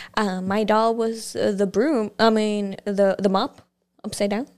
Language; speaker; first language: English; early bilingual, other home language; Spanish